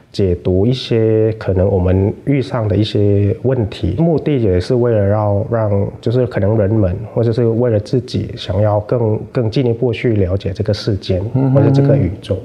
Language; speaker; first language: Chinese; non-native, fluent; Lao